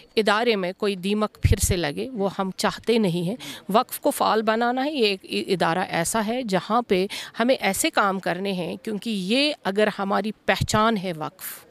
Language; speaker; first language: Hindi; non-native, local second language; Kashmiri